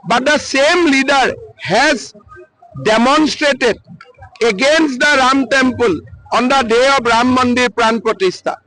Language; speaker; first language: English; non-native, local second language; Assamese